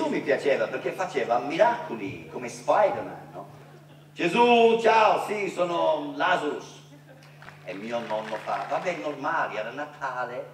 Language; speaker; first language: Italian; non-native, fluent; English